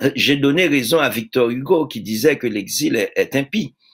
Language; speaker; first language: French; native; French